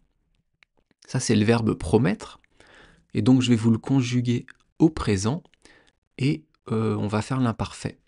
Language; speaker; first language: French; native; French